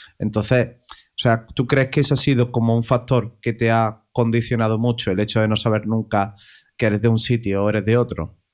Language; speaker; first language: Spanish; native; Spanish